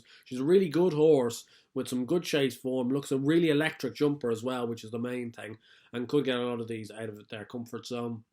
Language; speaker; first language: English; native; English